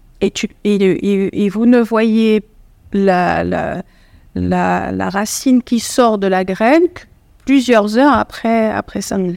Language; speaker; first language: French; non-native, local second language; Arabic